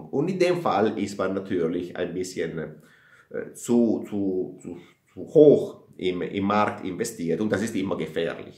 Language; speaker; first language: German; non-native, fluent; Italian